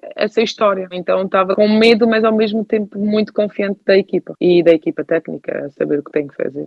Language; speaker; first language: Portuguese; early bilingual, heritage; German